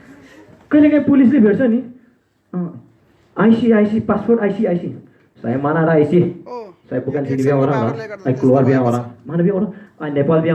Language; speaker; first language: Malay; non-native, learner; Nepali